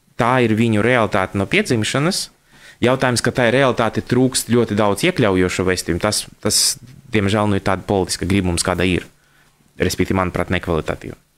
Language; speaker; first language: Latvian; non-native, local second language; Russian